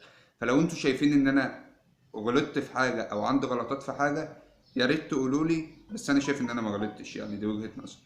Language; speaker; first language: Arabic; native; Arabic